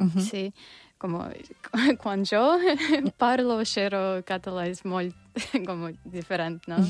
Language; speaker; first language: Catalan; non-native, learner; Russian